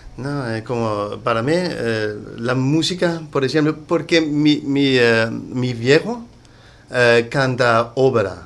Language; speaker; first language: Spanish; non-native, learner; Danish